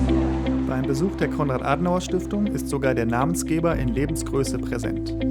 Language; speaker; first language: German; native; German